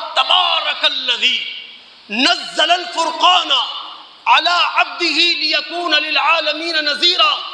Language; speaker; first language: Urdu; native; Urdu